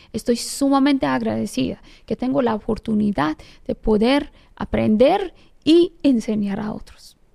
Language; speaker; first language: Spanish; non-native, fluent; Persian